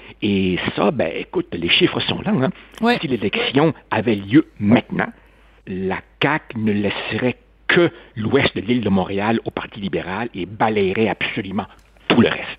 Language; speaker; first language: French; native; French